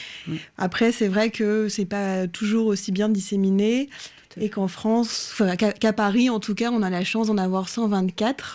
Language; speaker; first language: French; native; French